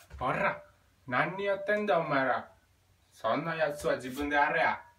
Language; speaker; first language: Japanese; non-native, fluent; Indonesian